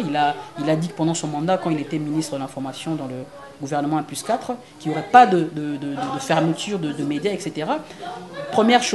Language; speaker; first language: French; non-native, local second language; Lingala